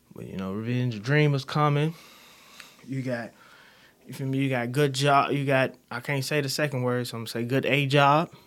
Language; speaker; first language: English; native; English